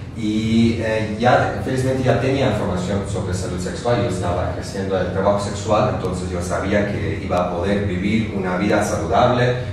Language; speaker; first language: Spanish; non-native, fluent; Dutch